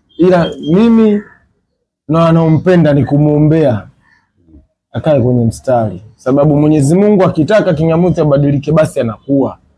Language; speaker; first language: Swahili; native; Swahili